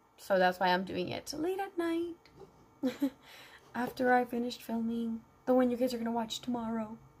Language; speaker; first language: English; early bilingual, other home language; Spanish